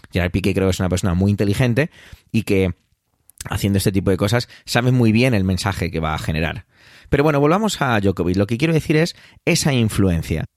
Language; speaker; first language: Spanish; native; Spanish